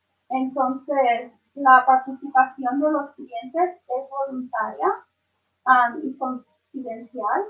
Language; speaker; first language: Spanish; early bilingual, other home language; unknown